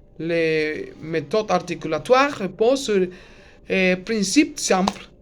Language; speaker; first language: French; non-native, learner; Spanish